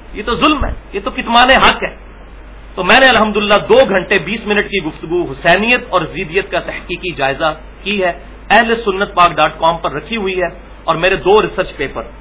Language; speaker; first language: Urdu; non-native, local second language; Punjabi